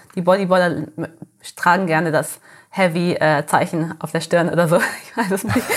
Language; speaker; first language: German; early bilingual, heritage; Portuguese